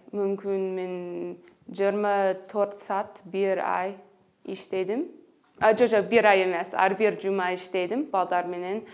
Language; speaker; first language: Kyrgyz; non-native, learner; English